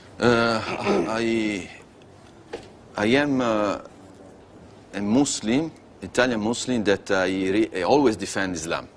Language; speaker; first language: English; non-native, learner; Italian